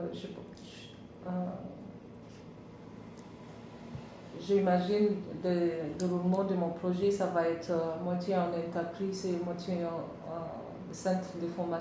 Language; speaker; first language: French; non-native, learner; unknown